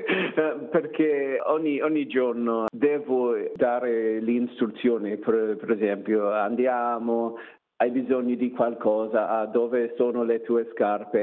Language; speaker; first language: Italian; non-native, learner; English